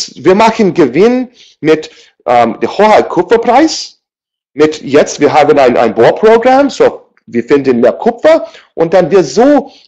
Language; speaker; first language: German; non-native, learner; English